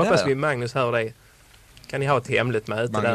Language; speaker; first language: Swedish; native; Swedish